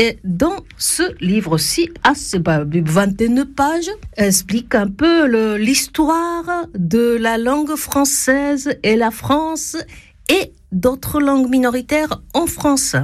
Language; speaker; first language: French; non-native, fluent; Japanese